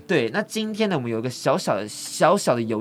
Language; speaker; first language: Chinese; native; Chinese